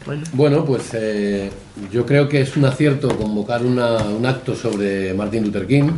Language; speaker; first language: Spanish; native; Spanish